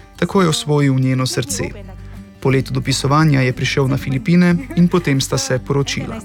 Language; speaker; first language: Slovenian; native; Slovenian